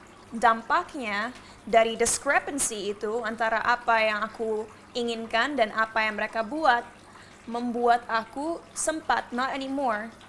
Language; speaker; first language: Indonesian; early bilingual, heritage; Indonesian